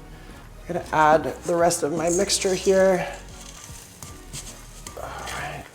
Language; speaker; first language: English; native; English